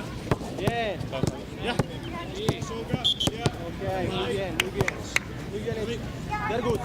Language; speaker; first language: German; non-native, learner; Italian